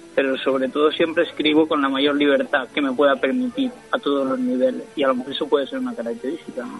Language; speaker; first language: Spanish; non-native, local second language; Catalan